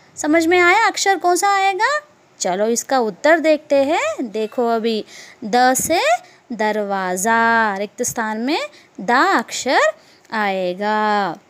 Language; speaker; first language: Hindi; non-native, local second language; Telugu